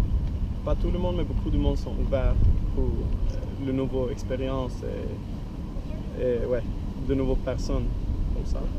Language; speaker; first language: French; non-native, learner; Swedish